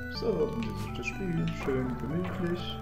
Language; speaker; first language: German; native; German